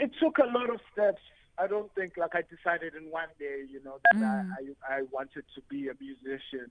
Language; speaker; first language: English; non-native, local second language; Xhosa